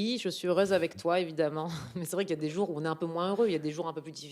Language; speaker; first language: French; native; French